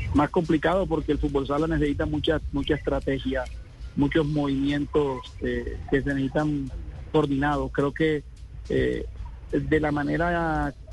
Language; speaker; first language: Spanish; native; Spanish